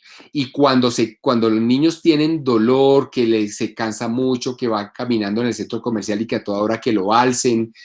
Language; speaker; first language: Spanish; native; Spanish